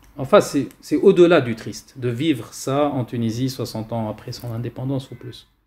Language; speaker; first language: French; non-native, local second language; Arabic